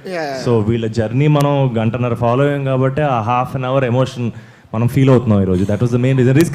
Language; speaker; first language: Telugu; native; Telugu